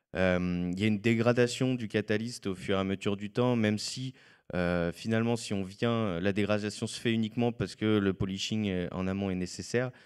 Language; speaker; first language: French; native; French